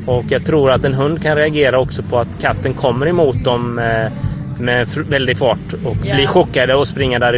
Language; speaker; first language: Swedish; native; Swedish